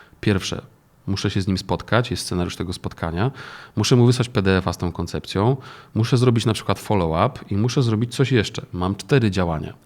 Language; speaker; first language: Polish; native; Polish